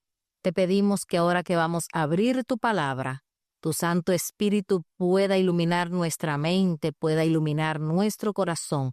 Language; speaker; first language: Spanish; native; Spanish